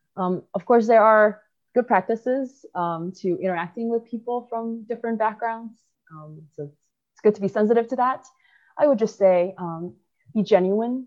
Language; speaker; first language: English; early bilingual, other home language; Chinese